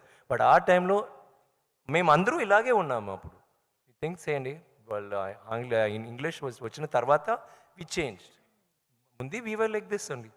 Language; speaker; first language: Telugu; non-native, learner; Tamil